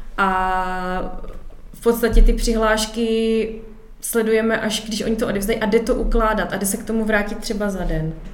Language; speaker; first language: Czech; native; Czech